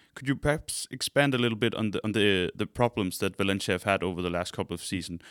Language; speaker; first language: English; non-native, fluent; Danish